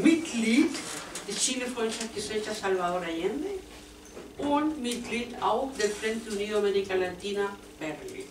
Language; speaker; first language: German; non-native, learner; Spanish